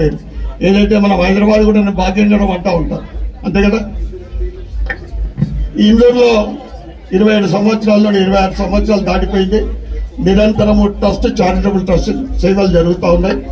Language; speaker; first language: Telugu; native; Telugu